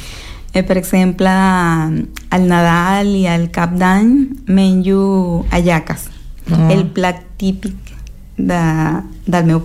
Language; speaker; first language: Catalan; non-native, local second language; Spanish